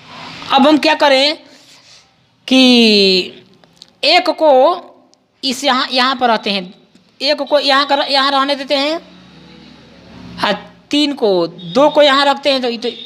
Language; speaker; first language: Hindi; non-native, local second language; Bhojpuri